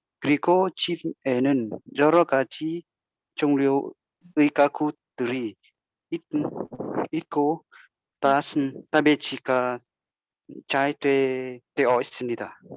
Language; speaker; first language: Korean; non-native, learner; Vietnamese